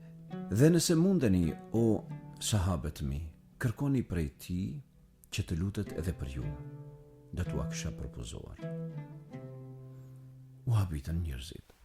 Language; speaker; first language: Albanian; native; Albanian